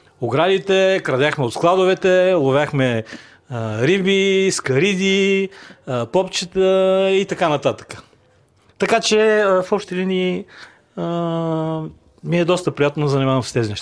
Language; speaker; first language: Bulgarian; native; Bulgarian